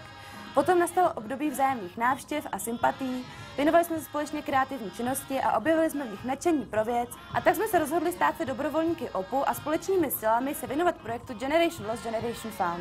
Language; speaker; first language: Czech; native; Czech